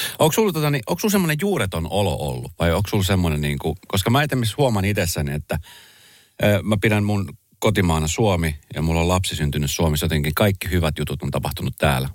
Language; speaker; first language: Finnish; early bilingual, other home language; Spanish